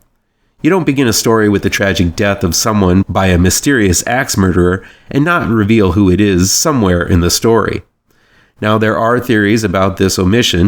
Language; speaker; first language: English; native; English